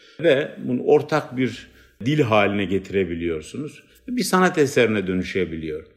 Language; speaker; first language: Turkish; non-native, local second language; Kurdish